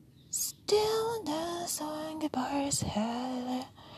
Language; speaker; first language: English; non-native, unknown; Japanese